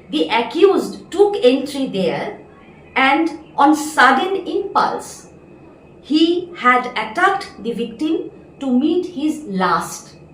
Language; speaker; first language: Bangla; native; Bangla